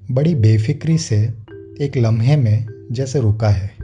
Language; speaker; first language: Hindi; non-native, local second language; Gujarati